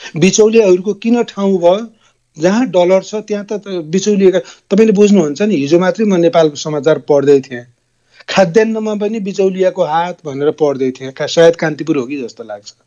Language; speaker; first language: Nepali; native; Nepali